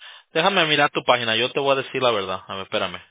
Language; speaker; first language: Spanish; early bilingual, heritage; Spanish